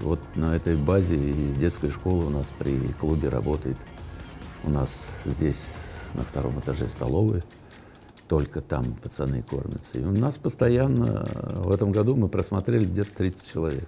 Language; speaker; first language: Russian; native; Russian